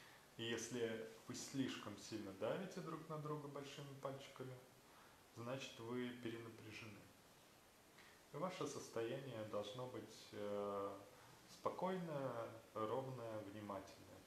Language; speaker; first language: Russian; native; Russian